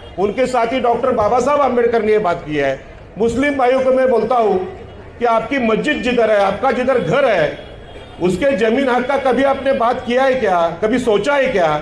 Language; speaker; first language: Hindi; non-native, local second language; Marathi